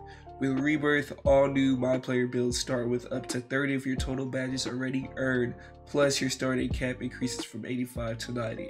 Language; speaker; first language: English; native; English